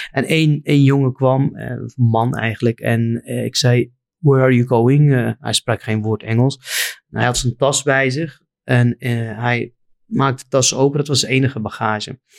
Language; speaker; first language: Dutch; non-native, fluent; Arabic